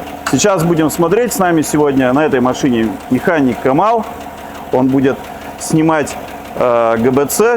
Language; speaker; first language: Russian; native; Russian